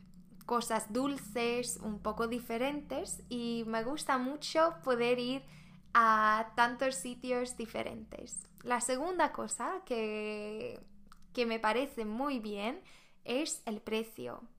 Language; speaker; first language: Spanish; non-native, fluent; Swedish